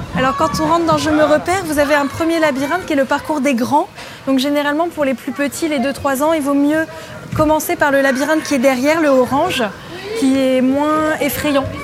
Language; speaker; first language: French; native; French